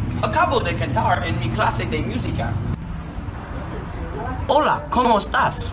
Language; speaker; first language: Spanish; non-native, learner; English